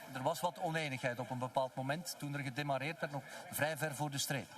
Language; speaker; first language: Dutch; native; Dutch